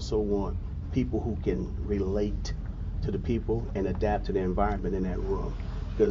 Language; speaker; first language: English; native; English